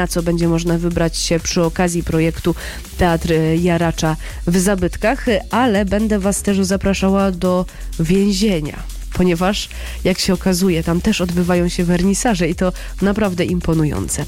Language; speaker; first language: Polish; native; Polish